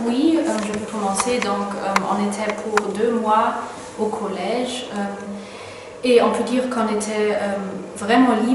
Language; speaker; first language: French; non-native, fluent; German